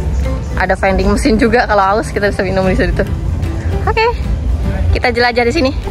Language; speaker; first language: Indonesian; native; Indonesian